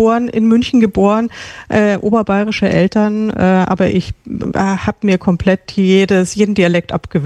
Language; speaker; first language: German; native; German